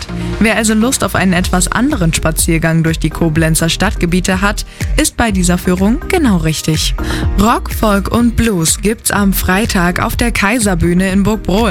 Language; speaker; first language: German; native; German